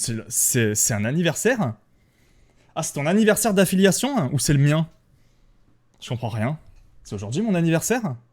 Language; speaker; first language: French; native; French